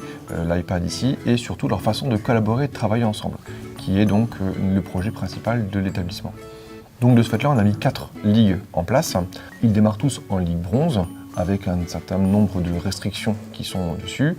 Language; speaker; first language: French; native; French